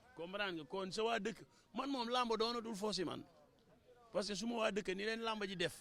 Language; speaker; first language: Wolof; native; Wolof